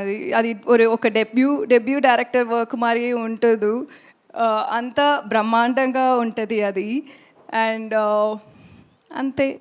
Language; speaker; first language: Telugu; non-native, learner; Tamil